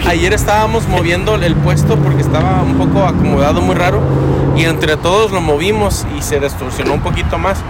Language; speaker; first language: Spanish; early bilingual, heritage; Spanish